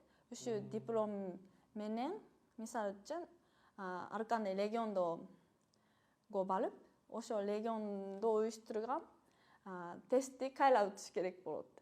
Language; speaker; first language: Kyrgyz; non-native, fluent; Japanese